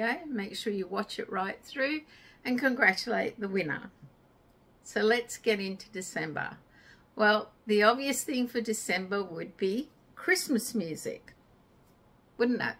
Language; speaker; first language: English; native; English